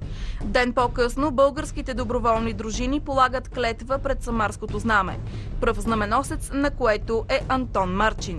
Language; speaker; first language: Bulgarian; native; Bulgarian